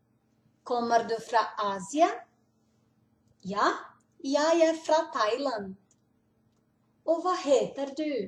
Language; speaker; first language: Norwegian; non-native, learner; Portuguese